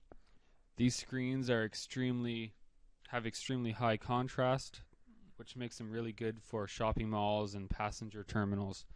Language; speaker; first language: English; native; English